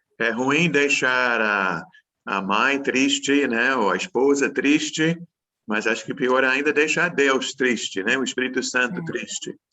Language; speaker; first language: Portuguese; non-native, fluent; English